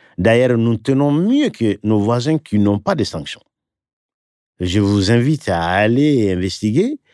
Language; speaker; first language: French; non-native, local second language; Bambara